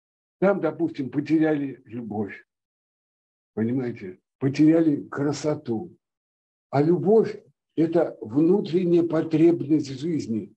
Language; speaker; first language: Russian; native; Russian